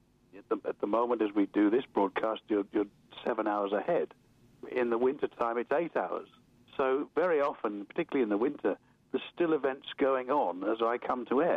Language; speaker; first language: English; native; English